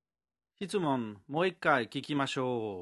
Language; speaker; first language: Japanese; non-native, fluent; French